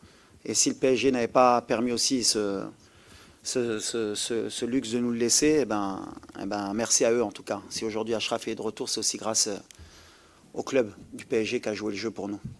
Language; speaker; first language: French; native; French